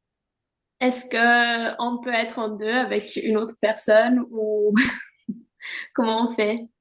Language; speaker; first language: French; non-native, fluent; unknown